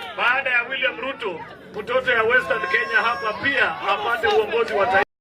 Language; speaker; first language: Swahili; non-native, local second language; Luyia